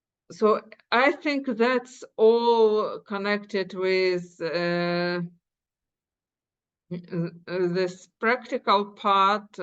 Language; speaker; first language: English; non-native, fluent; Ukrainian